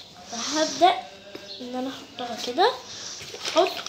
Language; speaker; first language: Arabic; native; Arabic